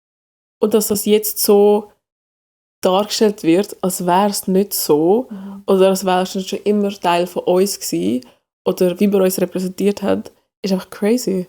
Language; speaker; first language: German; early bilingual, other home language; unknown